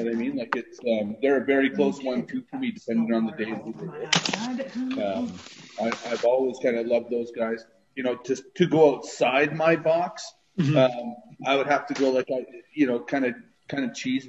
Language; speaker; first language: English; native; English